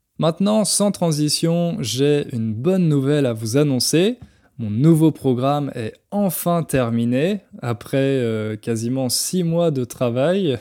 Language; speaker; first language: French; native; French